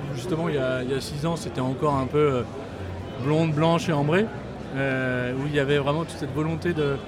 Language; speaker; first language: French; native; French